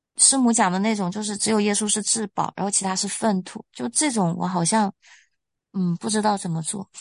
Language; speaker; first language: Chinese; native; Chinese